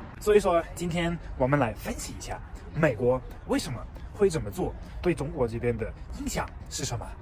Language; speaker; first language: Chinese; non-native, fluent; German